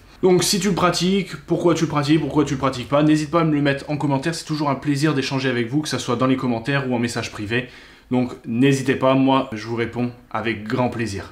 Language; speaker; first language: French; native; French